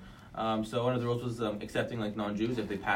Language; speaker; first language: English; non-native, local second language; Hebrew